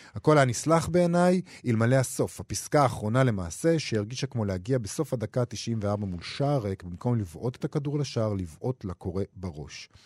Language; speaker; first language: Hebrew; native; Hebrew